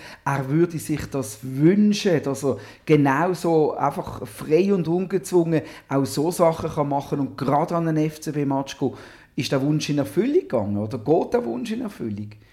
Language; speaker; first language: German; native; German